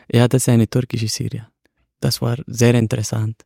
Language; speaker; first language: German; non-native, learner; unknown